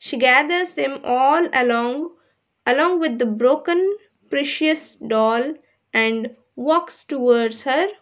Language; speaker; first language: English; non-native, local second language; Kannada